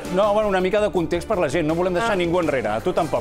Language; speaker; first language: Catalan; native; Catalan